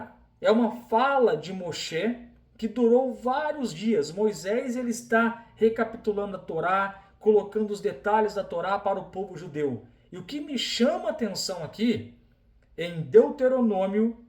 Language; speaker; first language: Portuguese; native; Portuguese